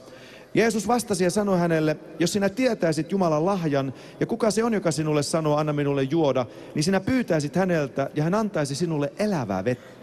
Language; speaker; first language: Finnish; native; Finnish